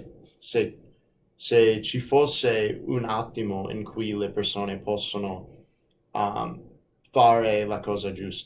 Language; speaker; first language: Italian; non-native, fluent; English